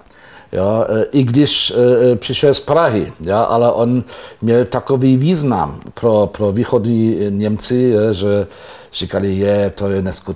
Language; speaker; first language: Czech; non-native, fluent; German